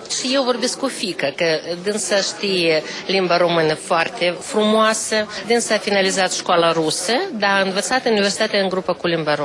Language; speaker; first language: Romanian; non-native, local second language; Russian